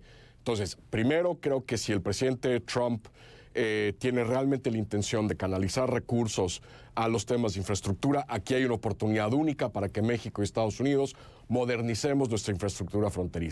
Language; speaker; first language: Spanish; native; Spanish